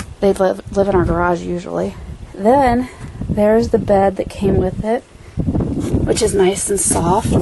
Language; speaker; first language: English; native; English